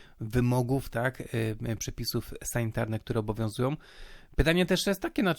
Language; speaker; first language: Polish; native; Polish